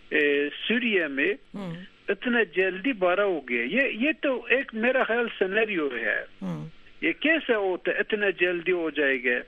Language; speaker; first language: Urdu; non-native, learner; Turkish